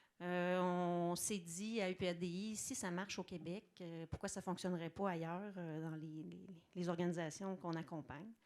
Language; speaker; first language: French; native; French